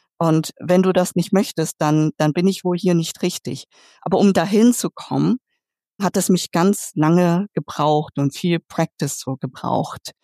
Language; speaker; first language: German; early bilingual, other home language; Vietnamese